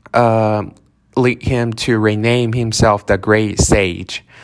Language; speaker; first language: English; non-native, fluent; Chinese